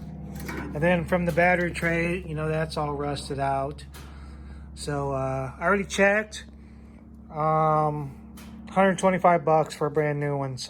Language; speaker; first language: English; native; English